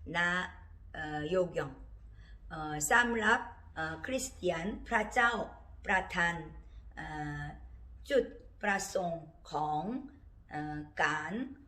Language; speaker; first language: Thai; non-native, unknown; Korean